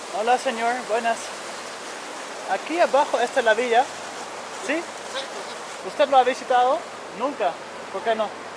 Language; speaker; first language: Spanish; non-native, learner; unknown